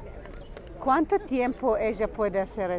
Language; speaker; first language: Spanish; non-native, learner; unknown